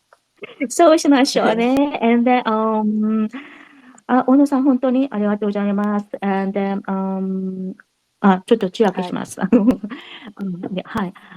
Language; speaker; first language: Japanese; non-native, fluent; Korean